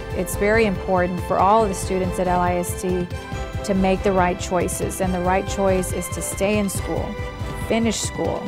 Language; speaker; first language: English; early bilingual, other home language; Spanish